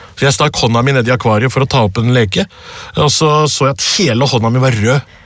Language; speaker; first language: Norwegian; early bilingual, other home language; Urdu